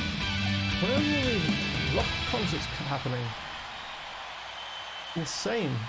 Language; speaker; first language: English; native; English